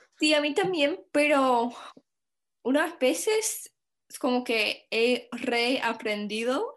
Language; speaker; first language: Spanish; non-native, fluent; English